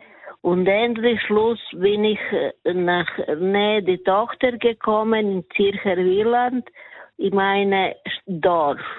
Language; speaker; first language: German; non-native, learner; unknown